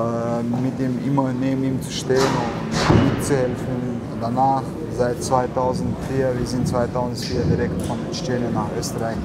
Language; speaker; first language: German; non-native, learner; Chechen